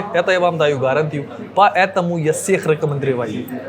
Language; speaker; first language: Russian; non-native, learner; Hindi